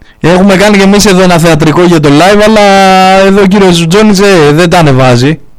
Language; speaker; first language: Greek; native; Greek